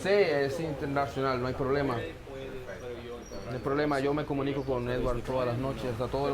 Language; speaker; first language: Spanish; native; Spanish